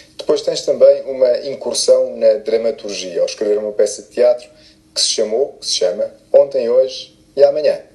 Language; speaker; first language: Portuguese; native; Portuguese